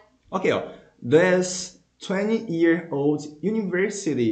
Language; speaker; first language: English; non-native, fluent; Portuguese